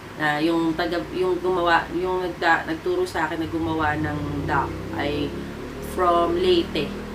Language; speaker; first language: Filipino; native; Filipino